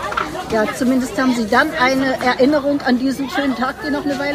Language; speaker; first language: German; native; German